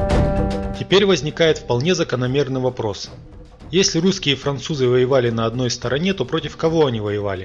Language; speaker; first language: Russian; native; Russian